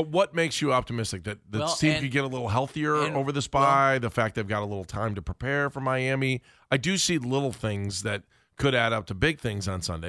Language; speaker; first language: English; native; English